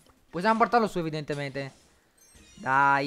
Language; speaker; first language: Italian; native; Italian